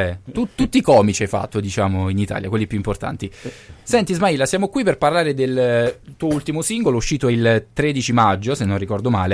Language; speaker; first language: Italian; native; Italian